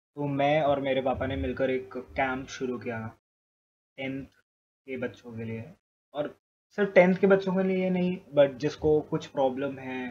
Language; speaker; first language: Hindi; native; Hindi